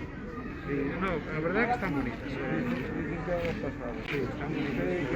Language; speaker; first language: Spanish; non-native, local second language; Galician